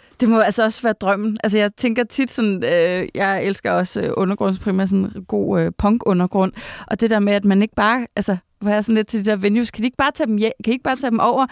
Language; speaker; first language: Danish; native; Danish